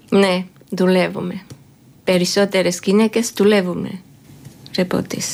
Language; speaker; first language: Greek; non-native, learner; Georgian